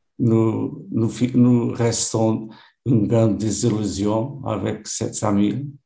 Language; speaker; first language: French; non-native, learner; Portuguese